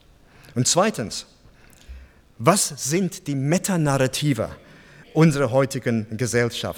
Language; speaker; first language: German; non-native, fluent; English